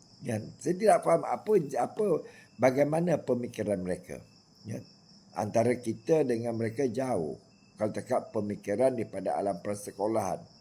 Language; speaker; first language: Malay; native; Malay